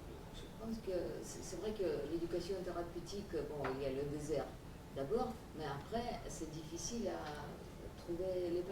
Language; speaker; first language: French; non-native, fluent; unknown